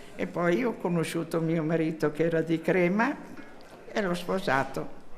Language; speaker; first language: Italian; early bilingual, heritage; Italian